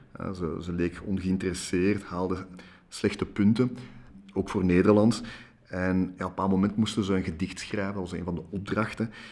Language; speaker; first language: Dutch; non-native, local second language; French